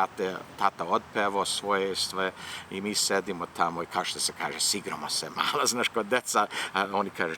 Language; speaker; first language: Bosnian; early bilingual, heritage; Serbian